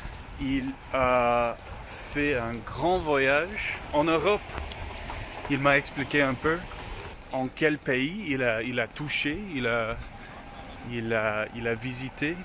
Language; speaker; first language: French; non-native, learner; English